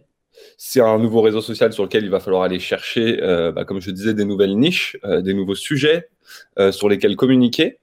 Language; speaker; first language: French; native; French